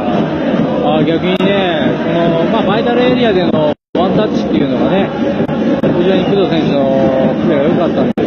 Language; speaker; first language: Japanese; native; Japanese